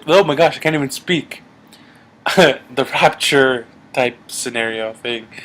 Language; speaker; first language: English; native; English